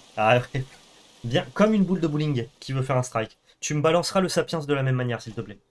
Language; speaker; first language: French; native; French